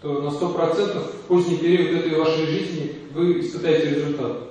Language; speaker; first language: Russian; native; Russian